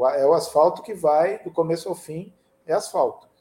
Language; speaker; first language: Portuguese; native; Portuguese